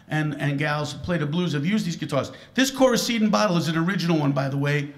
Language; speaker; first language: English; native; English